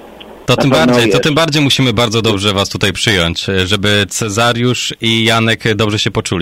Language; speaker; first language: Polish; native; Polish